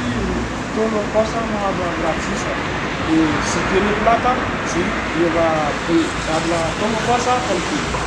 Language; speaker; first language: Spanish; non-native, learner; Haitian Creole